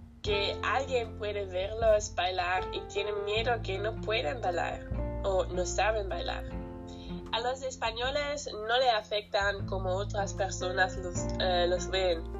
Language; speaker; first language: Spanish; non-native, learner; German